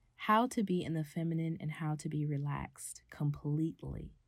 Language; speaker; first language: English; native; English